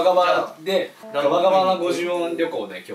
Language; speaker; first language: Japanese; native; Japanese